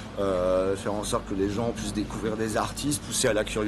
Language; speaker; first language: French; native; French